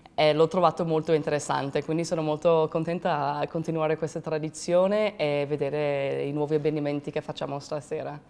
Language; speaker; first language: Italian; non-native, fluent; English